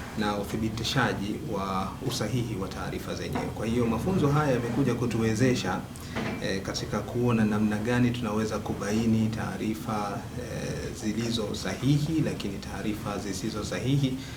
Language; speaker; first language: Swahili; native; Swahili